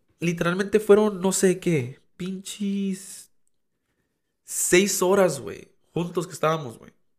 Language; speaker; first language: Spanish; early bilingual, heritage; Spanish